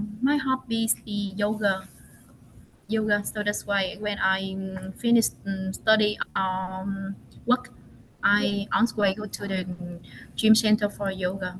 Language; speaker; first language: English; non-native, learner; Vietnamese